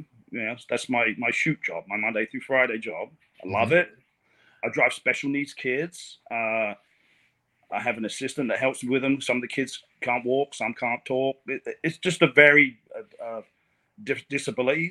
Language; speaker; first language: English; native; English